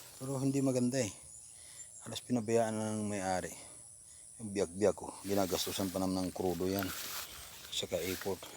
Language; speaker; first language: Filipino; non-native, local second language; Iloko